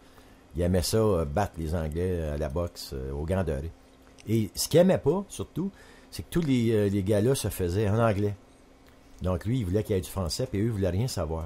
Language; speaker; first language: French; native; French